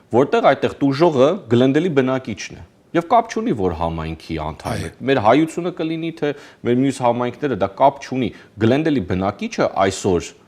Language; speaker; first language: Armenian; early bilingual, heritage; Armenian